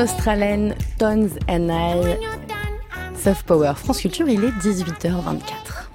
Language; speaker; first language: French; native; French